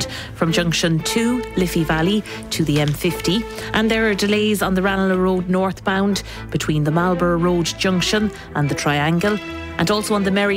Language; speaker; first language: English; native; English